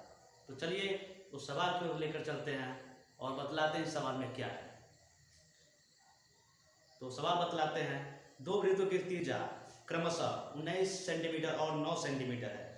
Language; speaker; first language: Hindi; native; Hindi